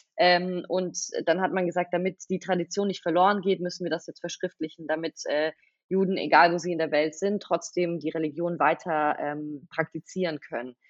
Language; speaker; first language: German; native; German